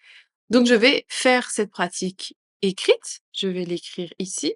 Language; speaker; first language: French; native; French